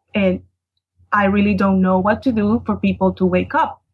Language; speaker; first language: English; non-native, fluent; Spanish